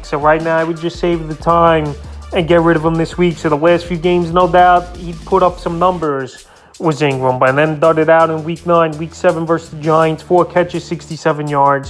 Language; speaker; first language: English; native; English